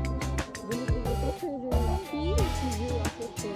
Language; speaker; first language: French; non-native, learner; Japanese